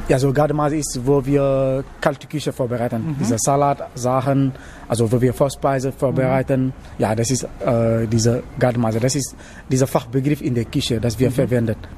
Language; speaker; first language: German; non-native, learner; Wolof